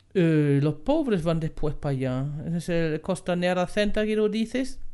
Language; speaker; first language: Spanish; non-native, fluent; German